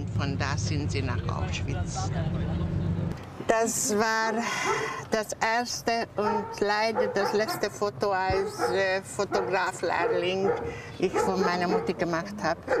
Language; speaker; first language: German; non-native, fluent; Hungarian